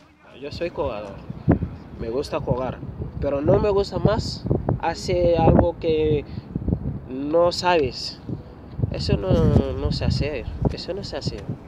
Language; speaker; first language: Spanish; non-native, learner; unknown